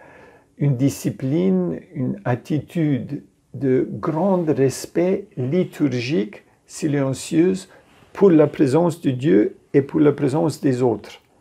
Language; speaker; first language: French; non-native, fluent; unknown